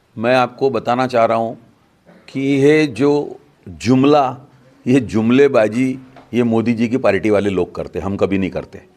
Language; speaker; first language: Hindi; non-native, local second language; Sindhi